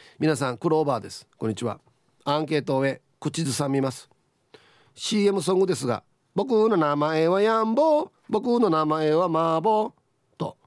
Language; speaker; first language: Japanese; native; Japanese